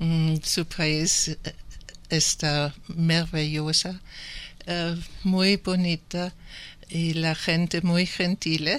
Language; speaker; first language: Spanish; non-native, learner; German